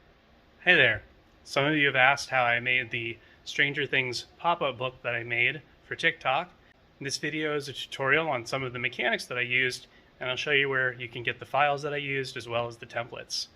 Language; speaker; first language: English; native; English